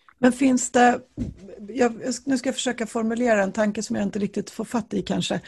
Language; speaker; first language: Swedish; native; Swedish